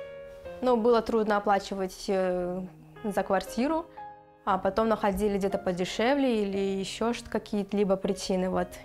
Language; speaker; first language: Russian; native; Russian